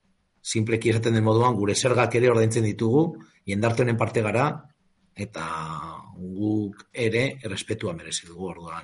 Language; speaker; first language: Basque; native; Basque